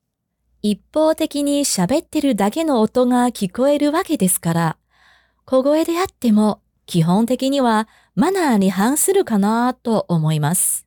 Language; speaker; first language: Japanese; non-native, fluent; Chinese